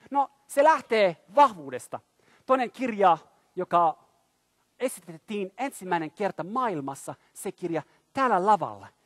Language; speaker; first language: Finnish; non-native, fluent; French